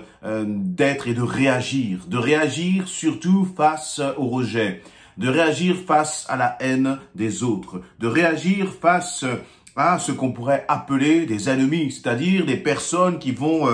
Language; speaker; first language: French; native; French